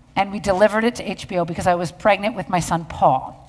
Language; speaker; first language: English; native; English